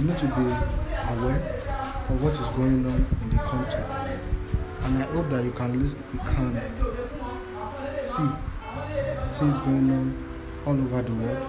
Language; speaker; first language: English; non-native, local second language; Yoruba